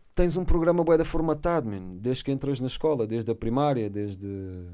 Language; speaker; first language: Portuguese; native; Portuguese